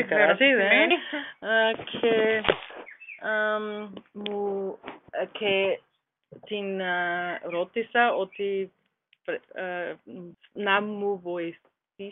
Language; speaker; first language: Greek; non-native, learner; German